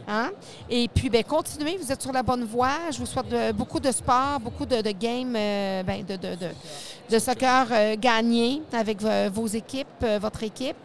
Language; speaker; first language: French; native; French